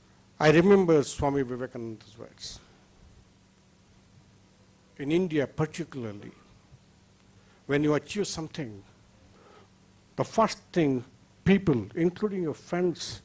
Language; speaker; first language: English; non-native, local second language; Kannada